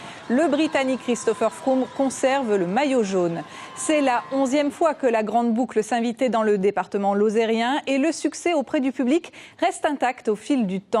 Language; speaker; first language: French; native; French